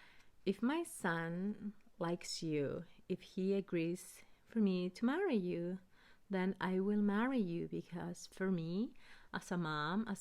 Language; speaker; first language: English; early bilingual, other home language; Spanish